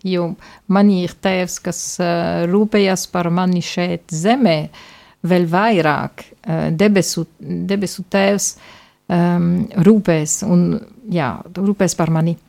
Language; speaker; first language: Latvian; non-native, fluent; Polish